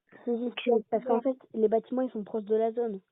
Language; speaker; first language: French; native; French